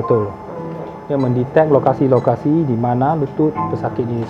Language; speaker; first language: Malay; native; Malay